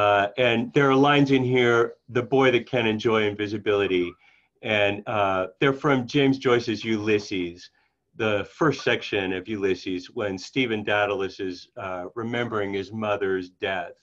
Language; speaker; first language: English; native; English